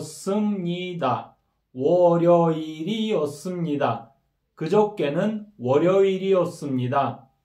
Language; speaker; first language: Korean; non-native, fluent; Kyrgyz